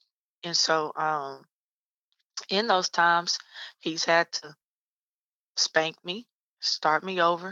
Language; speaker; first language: English; native; English